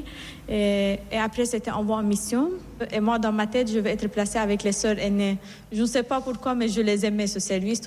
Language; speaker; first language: French; non-native, fluent; Assyrian Neo-Aramaic